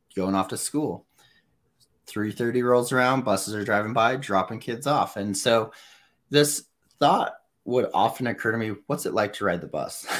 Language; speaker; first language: English; native; English